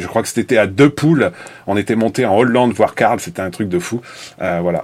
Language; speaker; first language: French; native; French